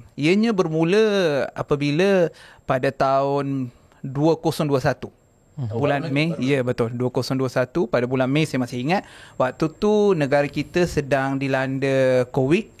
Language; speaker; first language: Malay; non-native, local second language; Tamil